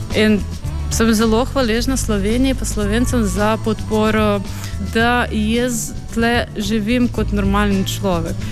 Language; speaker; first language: Slovenian; non-native, fluent; Ukrainian